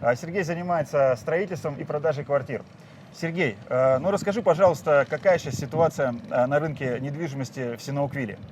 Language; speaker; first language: Russian; native; Russian